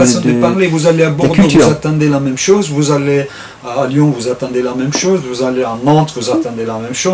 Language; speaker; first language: French; non-native, fluent; Turkish